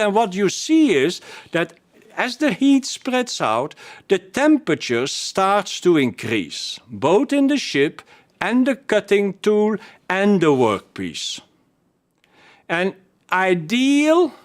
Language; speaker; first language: English; non-native, fluent; Dutch